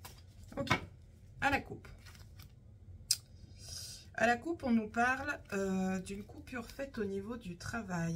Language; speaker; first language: French; native; French